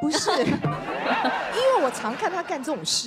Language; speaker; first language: Chinese; native; Chinese